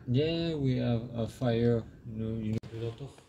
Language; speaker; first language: English; non-native, learner; French